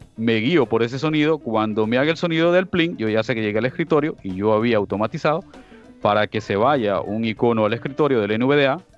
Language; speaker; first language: Spanish; native; Spanish